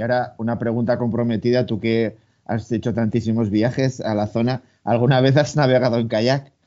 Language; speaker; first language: Spanish; native; Spanish